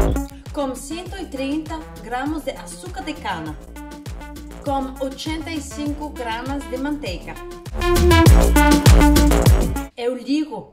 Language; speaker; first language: Portuguese; non-native, learner; Danish